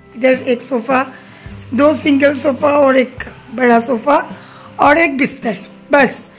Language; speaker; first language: Hindi; non-native, local second language; Bangla